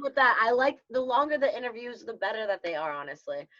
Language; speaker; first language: English; native; English